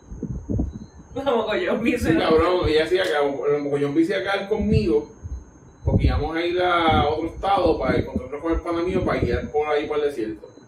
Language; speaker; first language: Spanish; native; Spanish